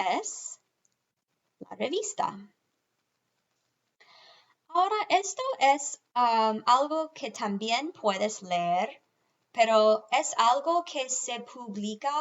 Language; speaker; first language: Spanish; non-native, fluent; English